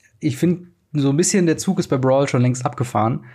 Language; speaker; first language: German; native; German